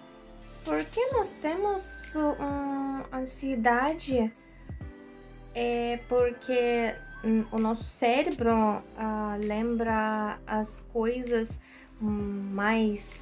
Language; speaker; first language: Portuguese; non-native, learner; Russian